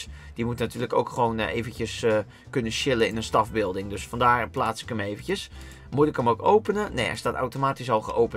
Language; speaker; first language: Dutch; native; Dutch